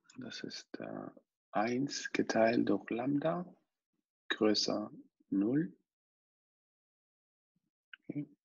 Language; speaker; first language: German; non-native, fluent; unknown